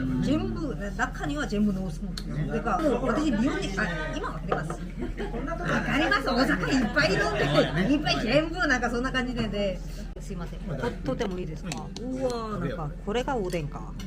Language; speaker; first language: Japanese; non-native, learner; Korean